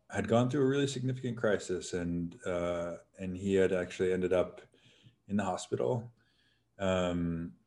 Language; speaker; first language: English; native; English